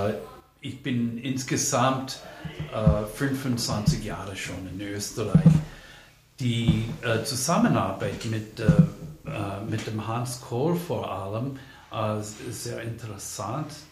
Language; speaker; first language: German; non-native, fluent; English